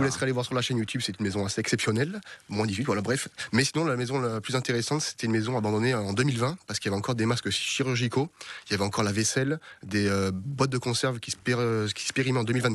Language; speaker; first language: French; native; French